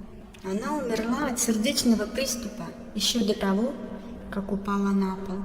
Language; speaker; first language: Russian; native; Russian